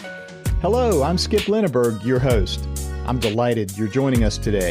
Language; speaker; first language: English; native; English